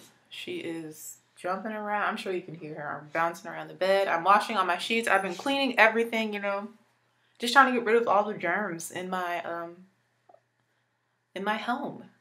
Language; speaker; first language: English; native; English